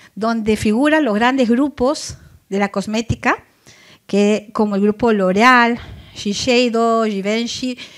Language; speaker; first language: Spanish; native; Spanish